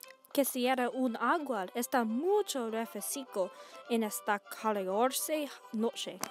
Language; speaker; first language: Spanish; non-native, learner; English